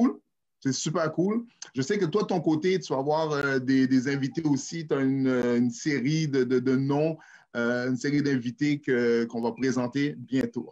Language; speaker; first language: French; native; French